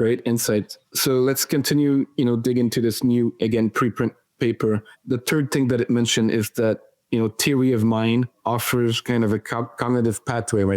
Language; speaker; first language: English; non-native, fluent; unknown